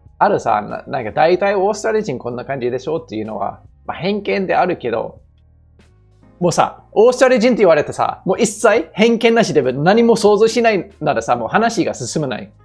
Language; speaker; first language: Japanese; non-native, fluent; English